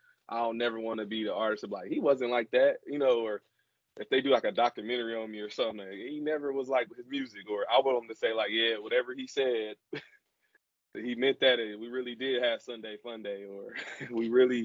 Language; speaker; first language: English; native; English